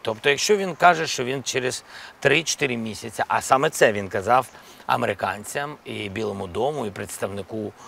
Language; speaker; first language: Ukrainian; non-native, local second language; Russian